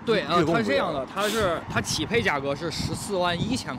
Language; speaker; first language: Chinese; native; Chinese